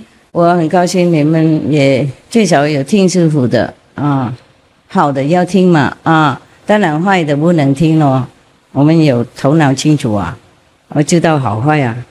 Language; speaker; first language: Chinese; non-native, fluent; Vietnamese